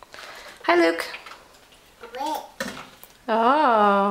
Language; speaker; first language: English; native; English